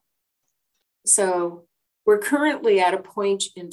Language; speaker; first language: English; native; English